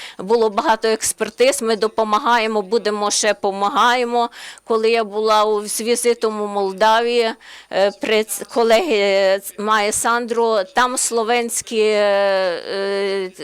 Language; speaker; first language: Ukrainian; non-native, learner; Slovenian